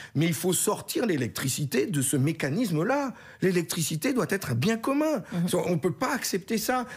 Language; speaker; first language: French; native; French